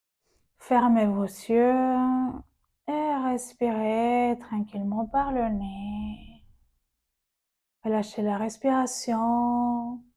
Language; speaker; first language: French; native; French